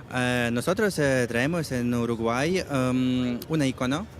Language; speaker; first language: Spanish; non-native, learner; Ukrainian